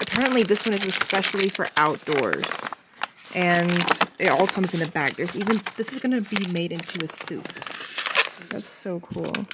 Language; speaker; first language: English; early bilingual, other home language; Chinese